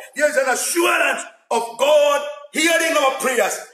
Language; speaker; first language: English; non-native, local second language; Swahili